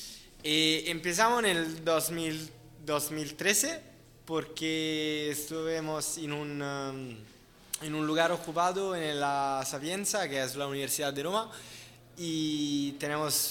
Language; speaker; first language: Spanish; non-native, learner; Italian